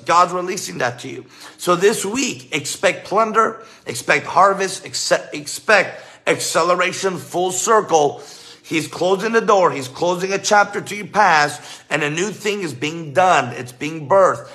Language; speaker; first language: English; native; English